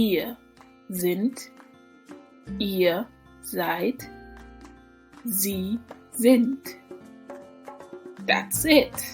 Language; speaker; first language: German; non-native, fluent; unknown